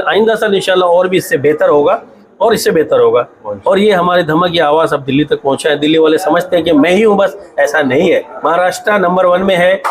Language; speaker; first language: Hindi; non-native, local second language; Urdu